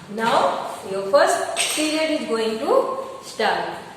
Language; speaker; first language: English; non-native, local second language; Hindi